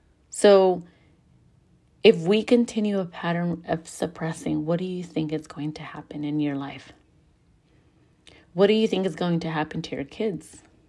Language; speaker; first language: English; early bilingual, other home language; Spanish